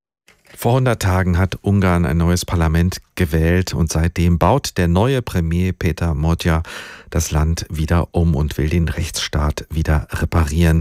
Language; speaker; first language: German; native; German